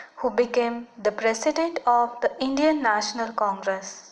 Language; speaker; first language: English; non-native, local second language; Marathi